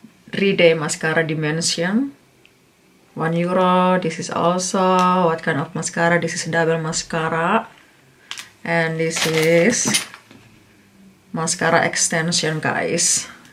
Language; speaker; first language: English; non-native, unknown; Indonesian